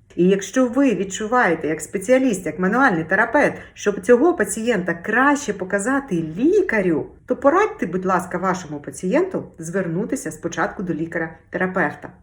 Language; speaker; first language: Ukrainian; native; Ukrainian